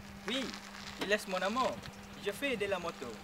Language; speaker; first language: French; non-native, learner; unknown